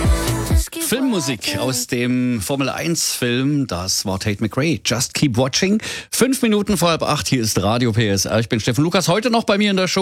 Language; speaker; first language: German; native; German